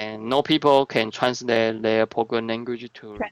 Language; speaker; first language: English; non-native, learner; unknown